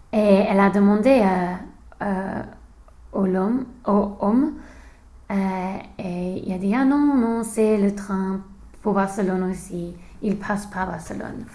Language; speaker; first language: French; non-native, learner; English